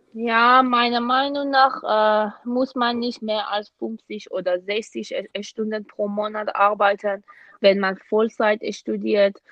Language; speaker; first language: German; non-native, fluent; Persian